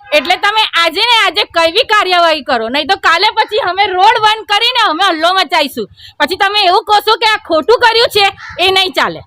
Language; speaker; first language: Gujarati; native; Gujarati